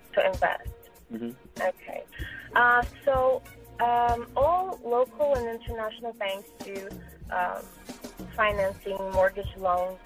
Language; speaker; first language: English; non-native, fluent; Portuguese